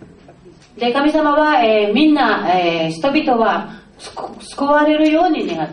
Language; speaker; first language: Japanese; non-native, fluent; Filipino